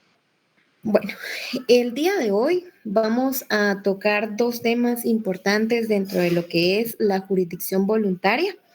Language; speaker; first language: Spanish; native; Spanish